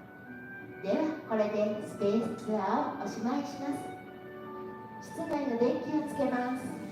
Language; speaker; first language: Japanese; native; Japanese